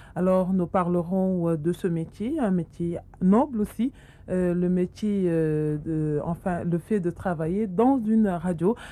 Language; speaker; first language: French; non-native, local second language; Wolof